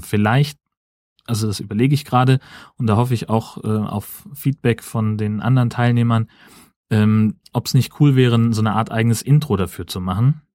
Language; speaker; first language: German; native; German